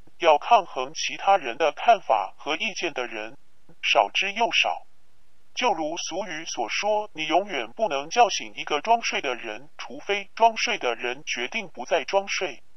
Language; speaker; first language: Chinese; non-native, local second language; Cantonese